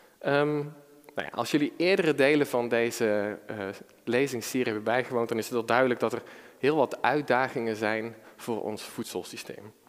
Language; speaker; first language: Dutch; native; Dutch